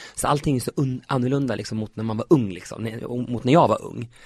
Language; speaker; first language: Swedish; native; Swedish